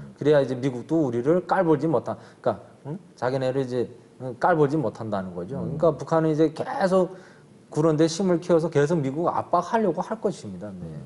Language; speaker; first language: Korean; native; Korean